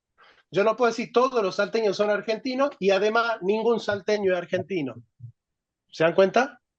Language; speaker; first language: Spanish; native; Spanish